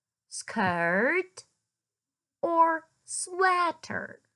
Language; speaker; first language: English; non-native, fluent; Ukrainian